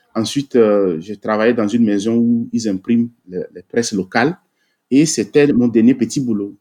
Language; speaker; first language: French; non-native, local second language; Ewe